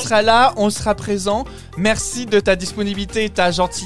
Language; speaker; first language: French; native; French